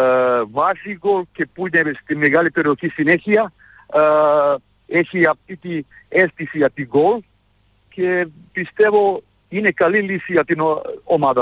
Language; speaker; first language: Greek; non-native, fluent; Serbian